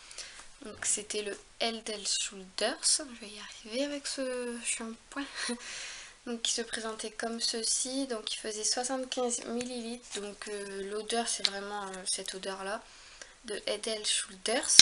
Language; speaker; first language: French; native; French